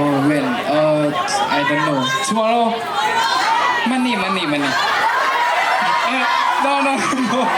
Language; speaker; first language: English; non-native, learner; Thai